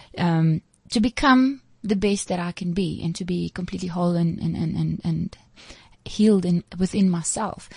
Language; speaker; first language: English; non-native, local second language; Afrikaans